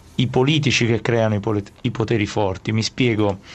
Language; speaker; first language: Italian; native; Italian